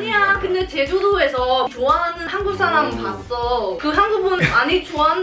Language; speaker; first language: Korean; non-native, fluent; Cantonese